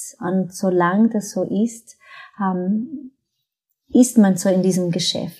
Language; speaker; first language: German; non-native, fluent; Portuguese